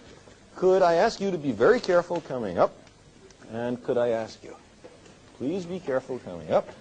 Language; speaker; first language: English; native; English